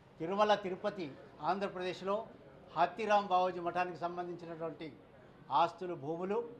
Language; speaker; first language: Telugu; non-native, local second language; Lambadi